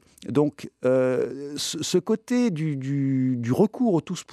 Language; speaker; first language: French; native; French